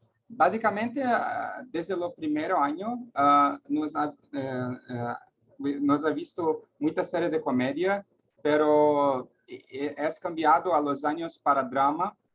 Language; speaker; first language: Spanish; non-native, learner; Portuguese